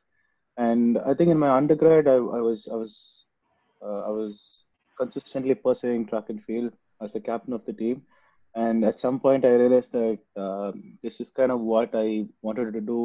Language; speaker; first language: English; non-native, local second language; Tamil